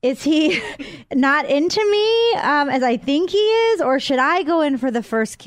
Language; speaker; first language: English; native; English